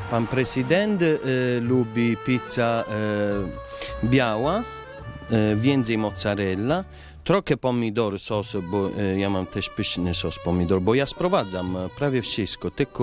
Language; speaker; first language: Polish; non-native, fluent; Italian